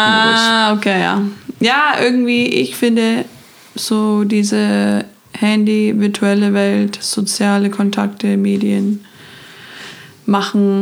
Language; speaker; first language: German; non-native, fluent; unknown